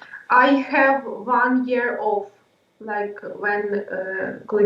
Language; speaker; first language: English; non-native, learner; Ukrainian